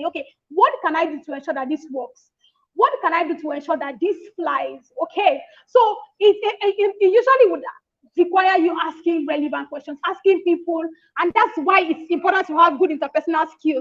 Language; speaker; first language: English; non-native, local second language; Yoruba